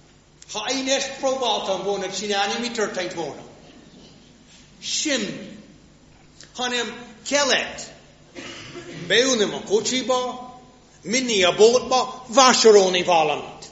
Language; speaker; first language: Hungarian; non-native, fluent; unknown